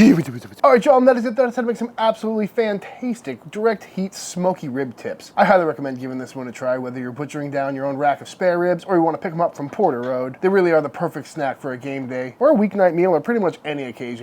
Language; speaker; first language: English; native; English